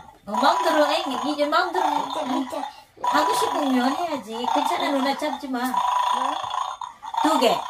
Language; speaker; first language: Korean; non-native, learner; Filipino